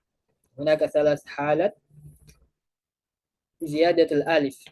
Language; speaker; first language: Arabic; non-native, fluent; Indonesian